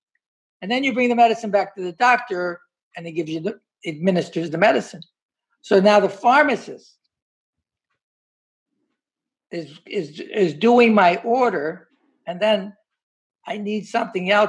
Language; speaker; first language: English; native; English